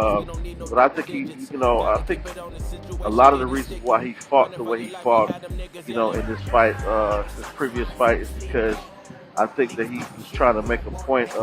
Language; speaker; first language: English; native; English